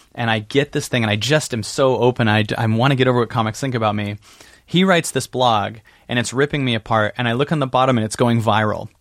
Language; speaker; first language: English; native; English